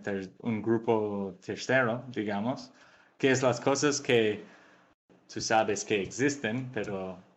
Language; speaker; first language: Spanish; non-native, fluent; English